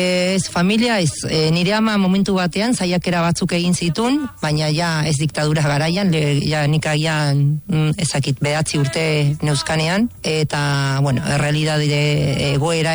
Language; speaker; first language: Basque; non-native, fluent; Spanish